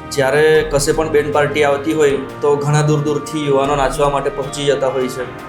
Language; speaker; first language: Gujarati; non-native, local second language; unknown